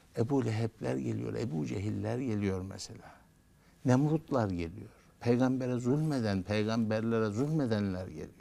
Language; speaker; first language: Turkish; native; Turkish